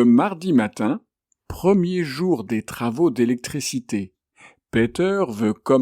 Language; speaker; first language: French; native; French